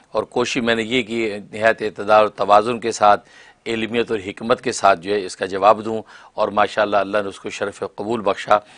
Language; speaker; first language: Urdu; native; Urdu